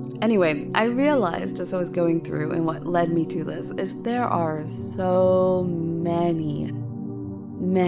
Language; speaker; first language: English; native; English